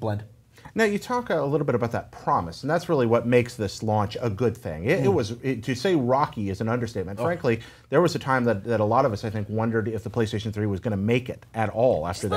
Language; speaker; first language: English; native; English